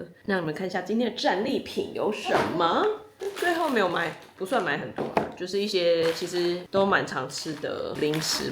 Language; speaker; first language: Chinese; non-native, fluent; Serbian